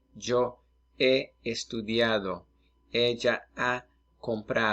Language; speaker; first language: Spanish; non-native, fluent; English